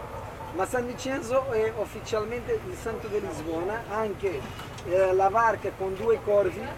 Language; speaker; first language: Italian; non-native, learner; Portuguese